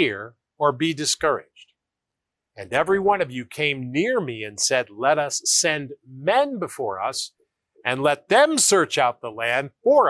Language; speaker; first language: English; native; English